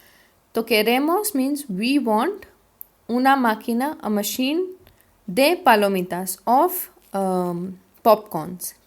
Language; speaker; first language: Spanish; non-native, fluent; Hindi